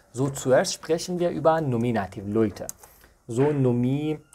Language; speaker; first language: German; non-native, fluent; Persian